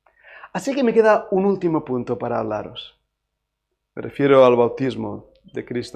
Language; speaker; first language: Spanish; native; Spanish